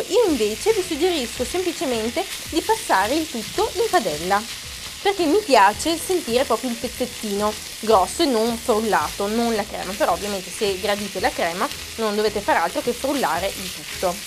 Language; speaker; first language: Italian; native; Italian